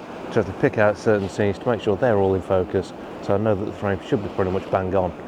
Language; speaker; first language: English; native; English